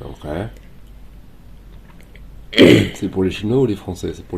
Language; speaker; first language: French; native; French